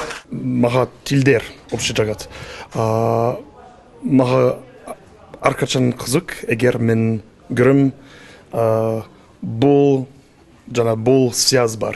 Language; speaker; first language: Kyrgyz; non-native, learner; English